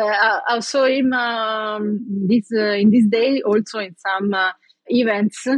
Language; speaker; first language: English; non-native, learner; Italian